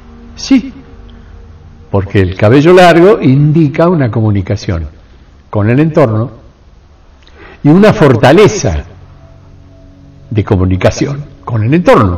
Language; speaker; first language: Spanish; native; Spanish